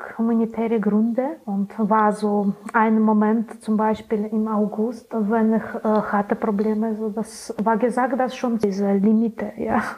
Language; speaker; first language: German; non-native, learner; Belarusian